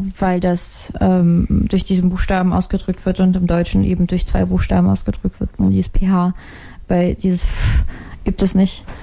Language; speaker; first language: German; non-native, fluent; Ukrainian